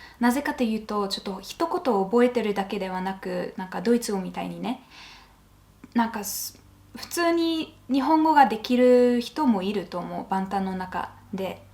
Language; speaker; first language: Japanese; non-native, fluent; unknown